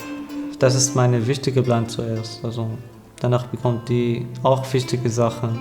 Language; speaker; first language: German; non-native, learner; Arabic